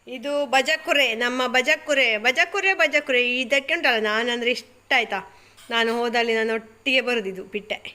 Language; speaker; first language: Kannada; non-native, local second language; Tulu